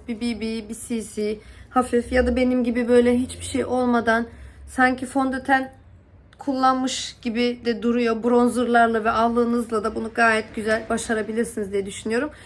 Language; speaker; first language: Turkish; early bilingual, heritage; Turkish